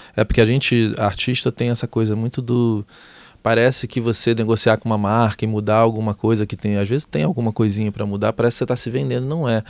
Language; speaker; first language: Portuguese; native; Portuguese